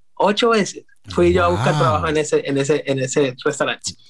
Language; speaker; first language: Spanish; native; Spanish